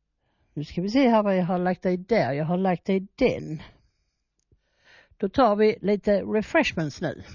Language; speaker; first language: Swedish; native; Swedish